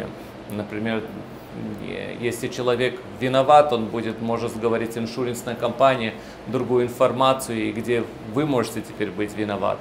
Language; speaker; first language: Russian; early bilingual, heritage; Russian